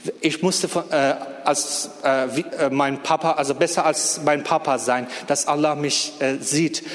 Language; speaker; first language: German; non-native, fluent; Persian